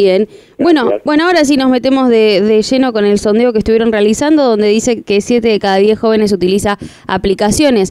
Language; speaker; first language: Spanish; native; Spanish